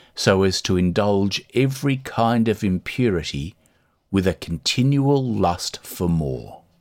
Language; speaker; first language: English; native; English